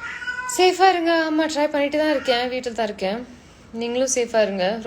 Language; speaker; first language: Tamil; non-native, fluent; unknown